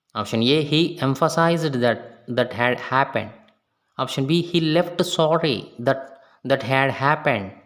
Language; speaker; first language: English; non-native, local second language; Telugu